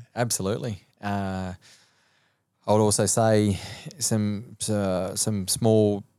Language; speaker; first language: English; native; English